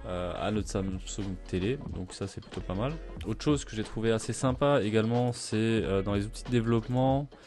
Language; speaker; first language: French; native; French